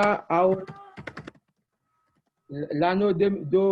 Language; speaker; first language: Spanish; non-native, learner; Haitian Creole